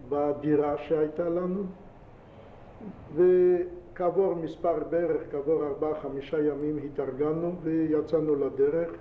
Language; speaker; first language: Hebrew; non-native, fluent; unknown